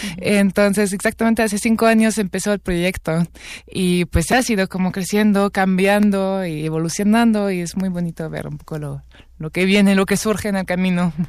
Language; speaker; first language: Spanish; non-native, fluent; French